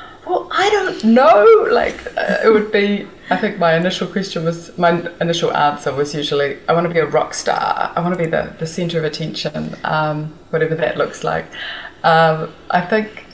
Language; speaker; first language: English; native; English